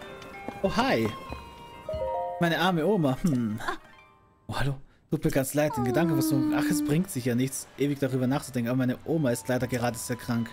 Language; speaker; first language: German; native; German